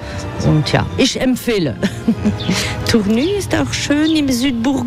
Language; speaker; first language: German; non-native, fluent; French